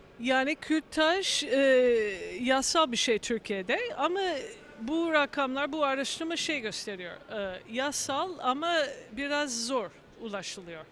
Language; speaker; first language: Turkish; non-native, fluent; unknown